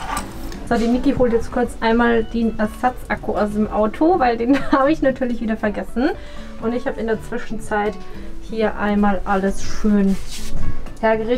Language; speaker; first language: German; native; German